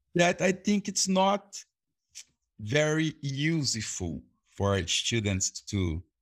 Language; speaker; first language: English; non-native, fluent; Portuguese